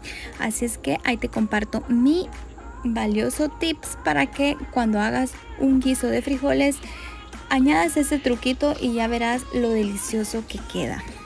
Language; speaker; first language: Spanish; native; Spanish